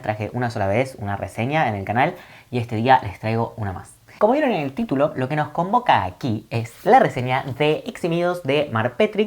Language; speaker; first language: Spanish; native; Spanish